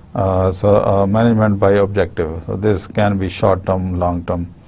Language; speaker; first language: English; non-native, local second language; Urdu